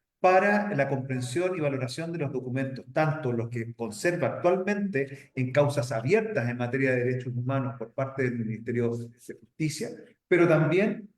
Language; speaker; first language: Spanish; native; Spanish